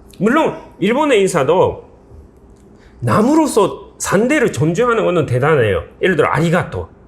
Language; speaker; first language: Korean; non-native, fluent; Japanese